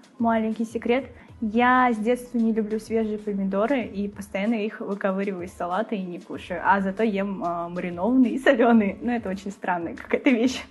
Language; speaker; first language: Russian; native; Russian